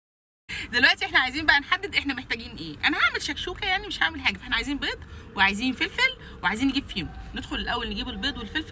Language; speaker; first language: Arabic; native; Arabic